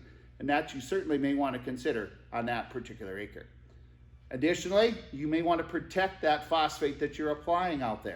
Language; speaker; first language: English; native; English